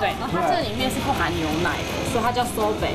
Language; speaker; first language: Chinese; native; Chinese